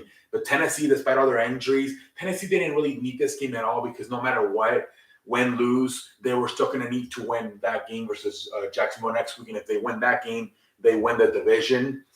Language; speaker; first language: English; native; English